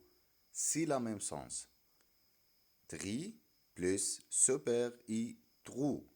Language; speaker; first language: French; non-native, fluent; Arabic